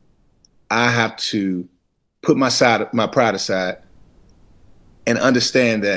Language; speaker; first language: English; native; English